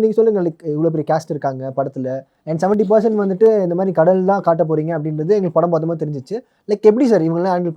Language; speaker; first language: Tamil; native; Tamil